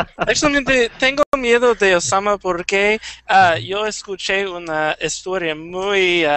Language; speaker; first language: Spanish; non-native, learner; English